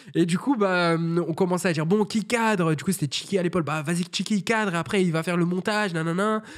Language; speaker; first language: French; native; French